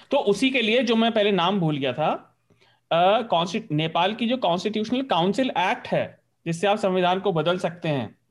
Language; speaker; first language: Hindi; native; Hindi